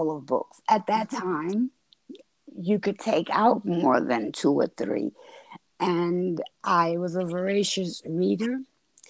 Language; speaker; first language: English; native; English